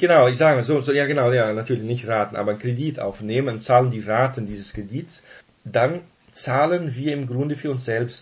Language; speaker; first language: German; non-native, fluent; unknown